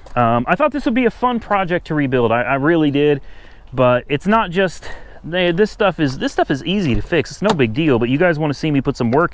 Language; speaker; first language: English; native; English